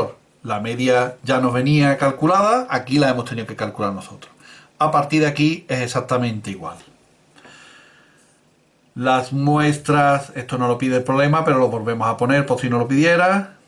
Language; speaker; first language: Spanish; native; Spanish